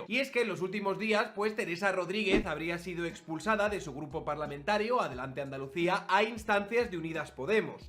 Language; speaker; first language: Spanish; native; Spanish